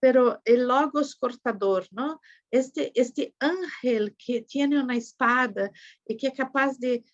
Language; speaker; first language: Spanish; non-native, fluent; Portuguese